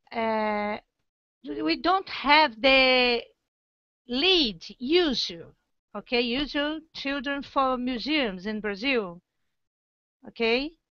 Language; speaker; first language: English; non-native, learner; Portuguese